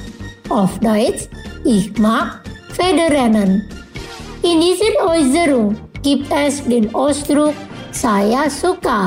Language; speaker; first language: German; non-native, fluent; Indonesian